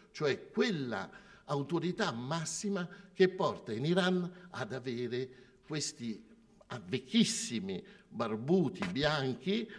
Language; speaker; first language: Italian; native; Italian